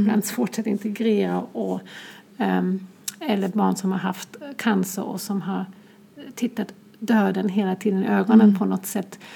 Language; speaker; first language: Swedish; non-native, fluent; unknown